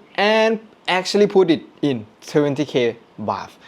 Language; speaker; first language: English; non-native, fluent; Thai